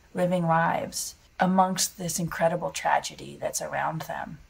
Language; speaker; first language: English; native; English